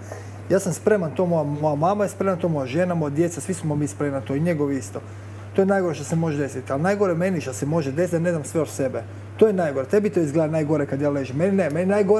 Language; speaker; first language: Croatian; native; Croatian